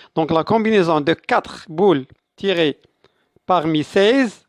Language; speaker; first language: French; non-native, local second language; Arabic